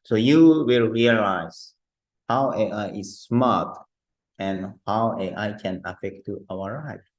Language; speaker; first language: English; non-native, learner; Japanese